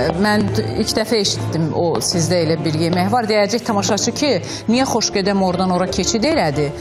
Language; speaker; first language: Azerbaijani; native; Azerbaijani